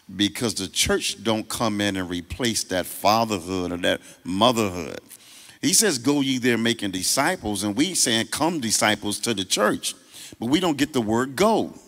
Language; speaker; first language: English; native; English